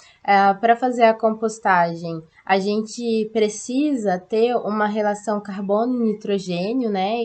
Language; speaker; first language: Portuguese; native; Portuguese